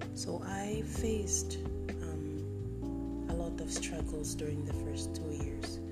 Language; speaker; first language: English; non-native, fluent; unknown